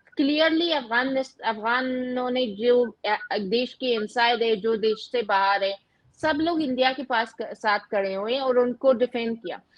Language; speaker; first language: Hindi; non-native, fluent; Persian